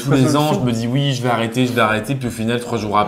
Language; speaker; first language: French; native; French